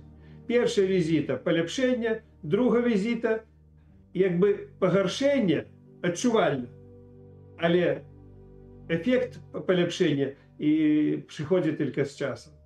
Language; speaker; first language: Polish; non-native, learner; Ukrainian